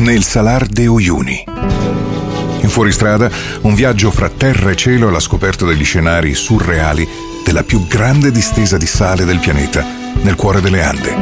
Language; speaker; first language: Italian; native; Italian